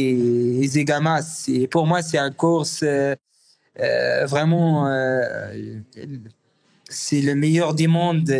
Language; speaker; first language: French; non-native, learner; Arabic